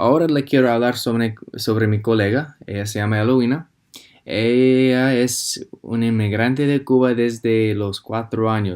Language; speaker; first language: Spanish; non-native, fluent; English